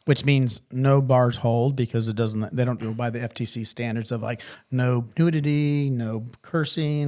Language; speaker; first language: English; native; English